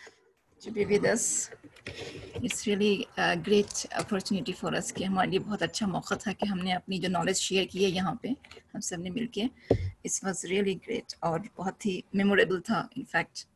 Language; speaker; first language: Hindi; native; Hindi